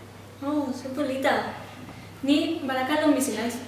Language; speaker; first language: Basque; non-native, learner; Spanish